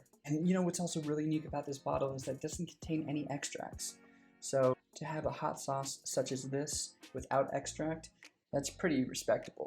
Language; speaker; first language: English; native; English